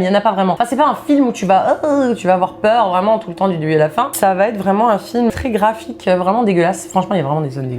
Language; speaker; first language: French; native; French